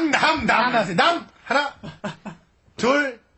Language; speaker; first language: Korean; native; Korean